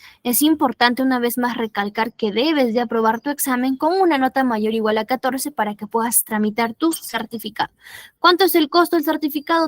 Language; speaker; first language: Spanish; native; Spanish